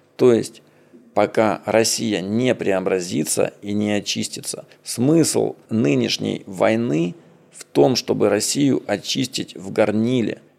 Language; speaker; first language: Russian; native; Russian